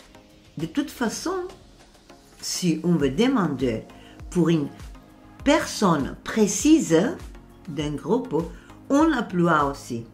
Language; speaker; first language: French; non-native, fluent; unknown